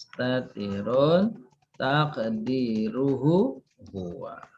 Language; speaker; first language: Arabic; non-native, fluent; Indonesian